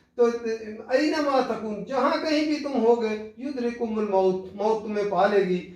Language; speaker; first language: Urdu; non-native, local second language; Punjabi